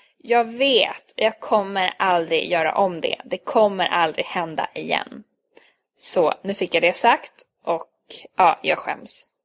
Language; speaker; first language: Swedish; early bilingual, other home language; Hungarian